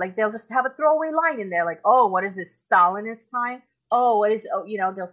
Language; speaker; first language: English; non-native, local second language; Urdu